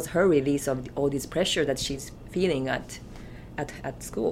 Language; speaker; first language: English; non-native, fluent; Japanese